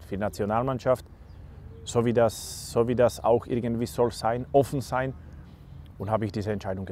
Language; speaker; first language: German; non-native, learner; Slovak